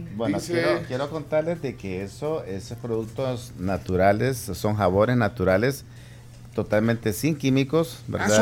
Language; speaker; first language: Spanish; native; Spanish